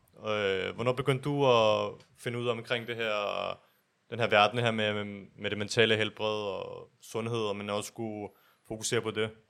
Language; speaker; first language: Danish; early bilingual, other home language; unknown